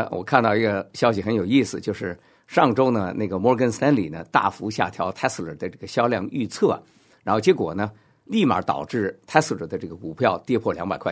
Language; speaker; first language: Chinese; native; Chinese